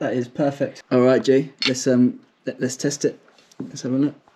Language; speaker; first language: English; native; English